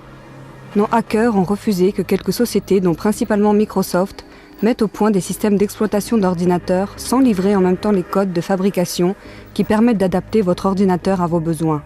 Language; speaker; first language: French; native; French